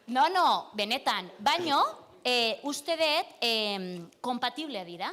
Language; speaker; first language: Basque; non-native, local second language; Catalan